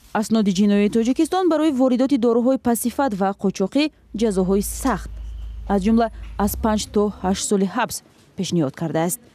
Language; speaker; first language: Tajik; native; Tajik